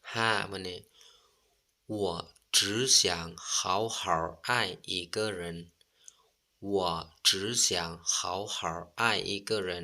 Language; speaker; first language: Chinese; non-native, fluent; Lao